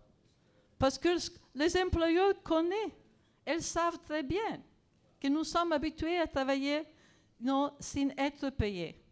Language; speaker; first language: French; non-native, fluent; Italian